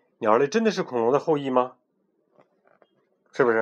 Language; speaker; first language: Chinese; native; Chinese